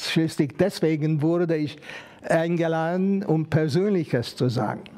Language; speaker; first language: German; non-native, fluent; Hungarian